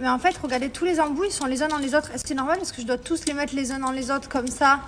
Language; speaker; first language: French; native; French